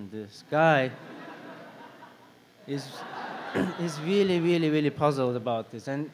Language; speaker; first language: English; non-native, fluent; Korean